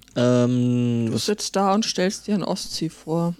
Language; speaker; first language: German; native; German